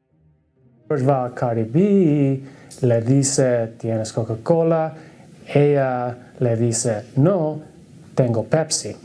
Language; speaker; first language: Spanish; non-native, learner; English